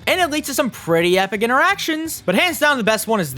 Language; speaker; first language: English; native; English